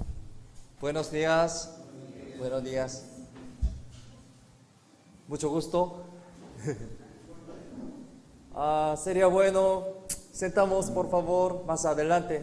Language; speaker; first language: Spanish; non-native, learner; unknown